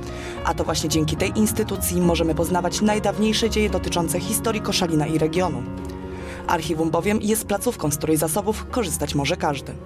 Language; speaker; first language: Polish; native; Polish